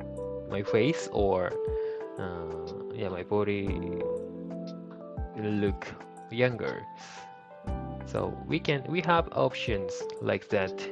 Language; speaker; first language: English; non-native, learner; Japanese